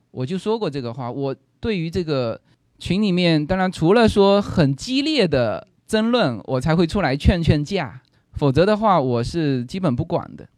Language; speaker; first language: Chinese; native; Chinese